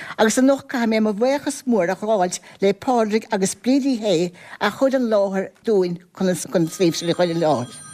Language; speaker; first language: Irish; native; Irish